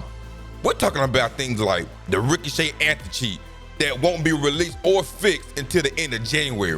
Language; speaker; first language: English; native; English